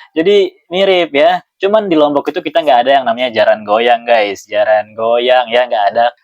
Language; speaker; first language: Indonesian; non-native, local second language; Sasak